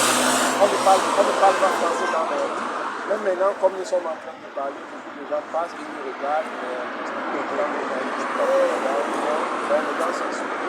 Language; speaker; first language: French; non-native, learner; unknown